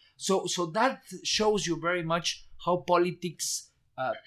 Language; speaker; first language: English; non-native, fluent; Spanish